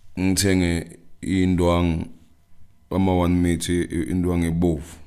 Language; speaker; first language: Zulu; non-native, local second language; Northern Sotho